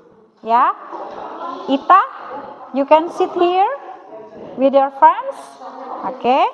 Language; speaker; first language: English; non-native, learner; Indonesian